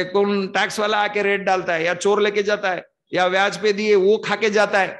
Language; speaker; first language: Hindi; non-native, local second language; Kannada